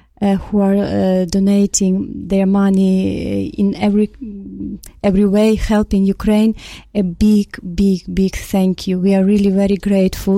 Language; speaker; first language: English; non-native, fluent; Ukrainian